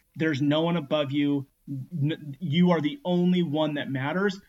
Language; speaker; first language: English; native; English